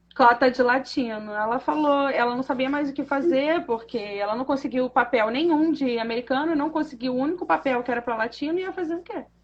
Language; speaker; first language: Portuguese; native; Portuguese